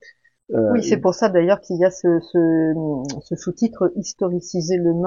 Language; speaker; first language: French; native; French